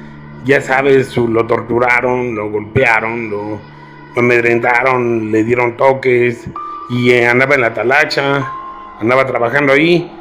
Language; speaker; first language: Spanish; native; Spanish